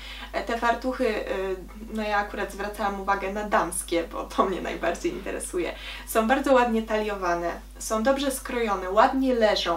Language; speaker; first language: Polish; native; Polish